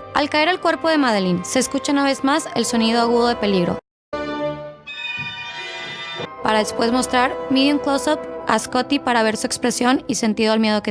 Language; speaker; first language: Spanish; native; Spanish